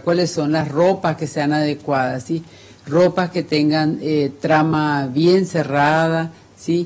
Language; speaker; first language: Spanish; native; Spanish